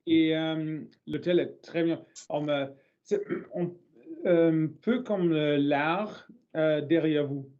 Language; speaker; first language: French; non-native, learner; English